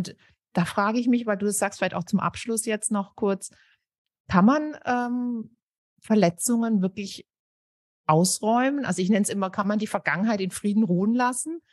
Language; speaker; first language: German; native; German